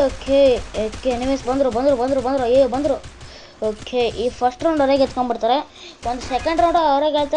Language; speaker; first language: Kannada; native; Kannada